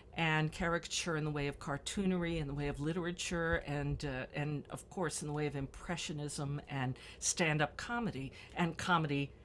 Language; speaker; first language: English; native; English